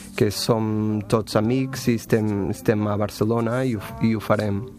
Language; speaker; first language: Catalan; non-native, learner; Portuguese